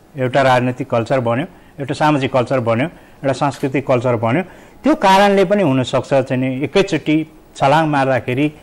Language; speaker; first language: Nepali; native; Nepali